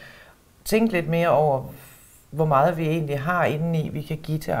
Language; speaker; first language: Danish; native; Danish